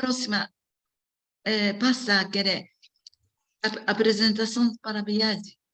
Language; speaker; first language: Portuguese; non-native, learner; Japanese